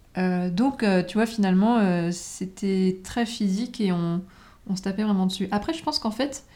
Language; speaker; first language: French; native; French